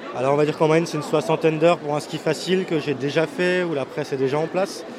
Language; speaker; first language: French; native; French